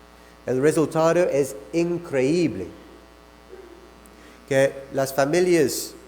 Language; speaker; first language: Spanish; non-native, fluent; English